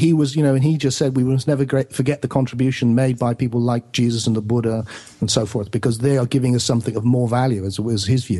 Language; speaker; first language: English; native; English